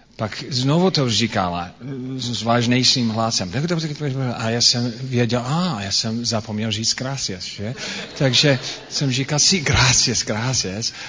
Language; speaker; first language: Czech; non-native, fluent; English